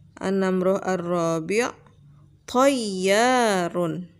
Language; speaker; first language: Arabic; non-native, fluent; Indonesian